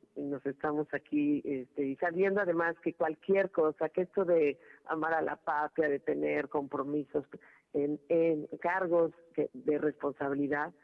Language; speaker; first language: Spanish; native; Spanish